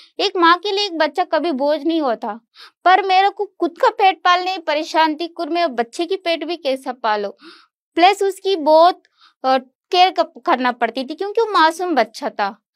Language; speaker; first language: Hindi; non-native, local second language; Kannada